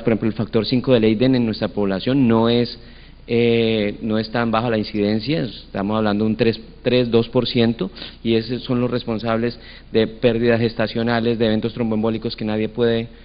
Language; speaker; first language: Spanish; native; Spanish